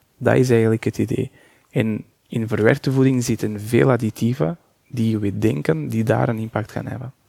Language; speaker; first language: Dutch; non-native, fluent; Portuguese